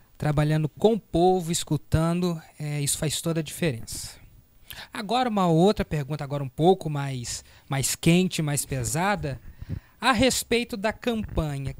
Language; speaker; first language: Portuguese; native; Portuguese